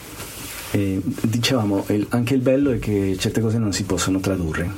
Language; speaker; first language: Italian; non-native, fluent; Spanish